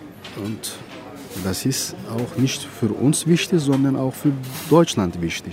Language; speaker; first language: German; non-native, fluent; Turkish